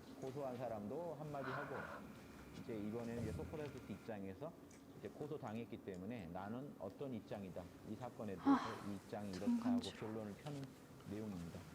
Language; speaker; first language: Korean; native; Korean